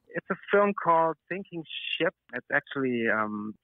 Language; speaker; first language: English; non-native, fluent; German